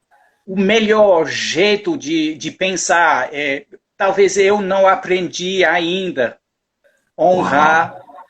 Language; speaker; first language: Portuguese; non-native, fluent; English